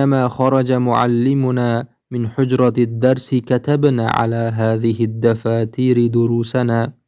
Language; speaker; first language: Arabic; non-native, fluent; Uzbek